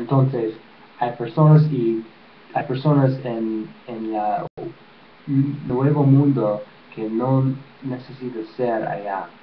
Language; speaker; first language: Spanish; non-native, learner; English